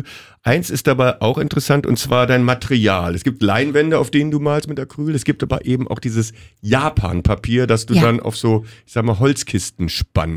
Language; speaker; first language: German; native; German